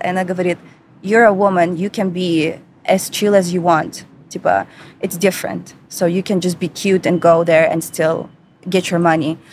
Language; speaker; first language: English; non-native, fluent; Russian